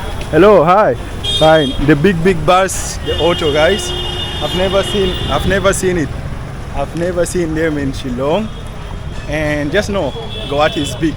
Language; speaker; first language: English; non-native, fluent; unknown